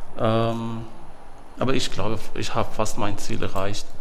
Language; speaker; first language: German; non-native, learner; Arabic